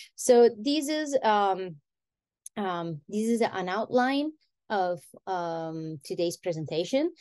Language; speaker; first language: English; non-native, fluent; Italian